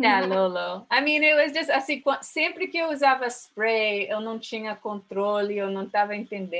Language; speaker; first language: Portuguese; early bilingual, heritage; Portuguese